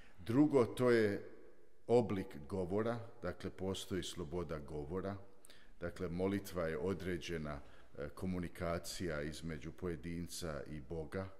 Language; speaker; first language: Croatian; early bilingual, heritage; Croatian